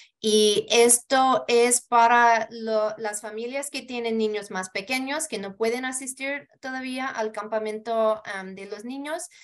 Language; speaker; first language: Spanish; early bilingual, heritage; Spanish